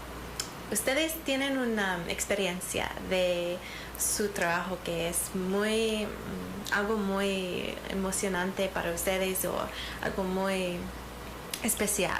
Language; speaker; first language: Spanish; non-native, learner; English